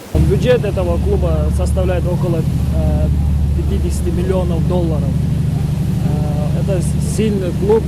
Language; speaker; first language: Russian; non-native, local second language; Ingush